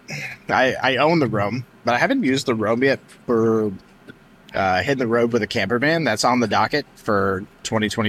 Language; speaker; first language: English; native; English